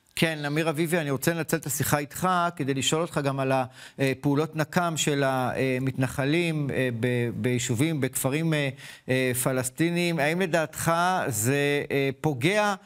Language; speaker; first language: Hebrew; native; Hebrew